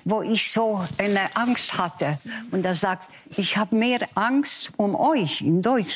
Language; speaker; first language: German; non-native, fluent; Hungarian